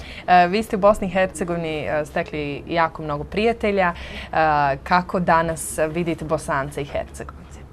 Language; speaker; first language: Serbian; native; Serbian